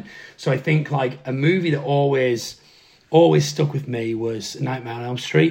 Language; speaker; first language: English; native; English